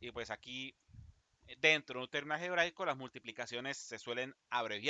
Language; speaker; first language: Spanish; native; Spanish